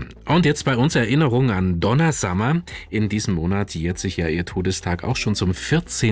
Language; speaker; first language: German; native; German